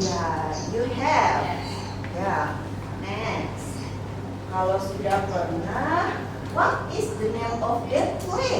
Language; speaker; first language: English; non-native, local second language; Indonesian